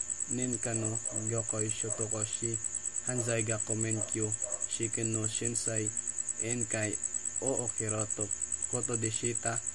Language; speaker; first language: Japanese; non-native, learner; Filipino